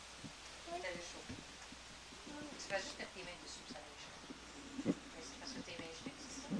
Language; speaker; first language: French; native; French